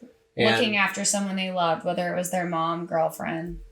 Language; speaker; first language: English; native; English